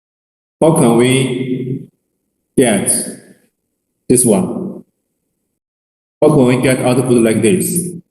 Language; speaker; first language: English; non-native, learner; Chinese